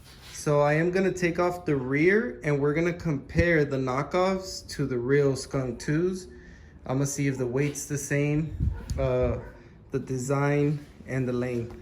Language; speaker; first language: English; native; English